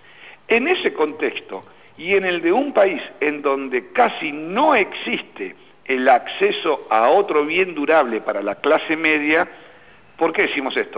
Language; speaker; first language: Spanish; native; Spanish